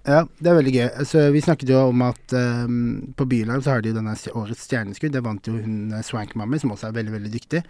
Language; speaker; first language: Norwegian; early bilingual, other home language; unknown